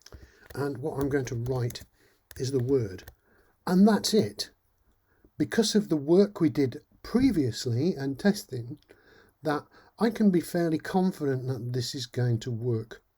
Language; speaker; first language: English; native; English